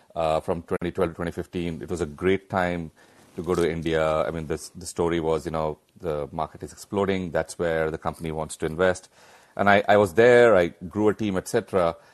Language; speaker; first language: English; non-native, local second language; Hindi